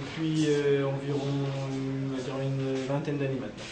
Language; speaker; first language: French; native; French